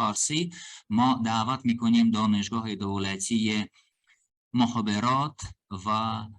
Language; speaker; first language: Persian; non-native, learner; Russian